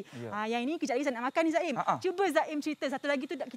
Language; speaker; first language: Malay; native; Malay